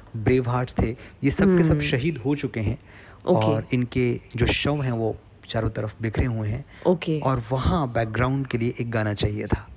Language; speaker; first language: Hindi; native; Hindi